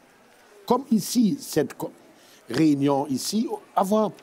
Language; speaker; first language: French; non-native, fluent; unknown